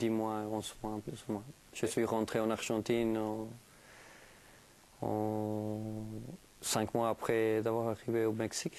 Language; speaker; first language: French; non-native, fluent; Spanish